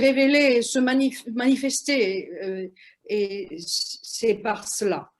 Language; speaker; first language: French; non-native, fluent; Spanish